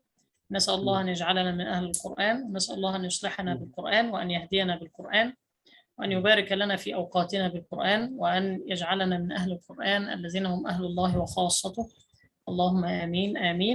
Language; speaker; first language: Arabic; native; Arabic